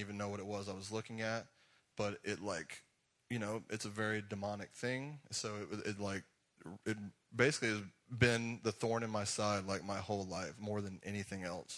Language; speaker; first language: English; native; English